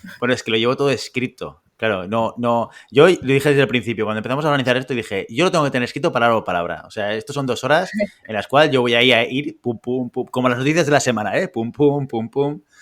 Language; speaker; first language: Spanish; native; Spanish